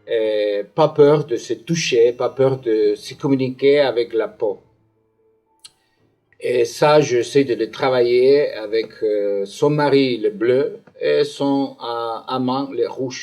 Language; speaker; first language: French; non-native, fluent; Spanish